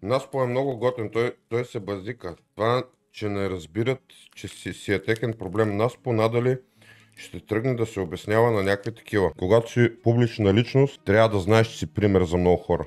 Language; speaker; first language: Bulgarian; native; Bulgarian